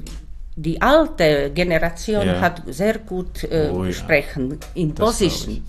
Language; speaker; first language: German; non-native, learner; Czech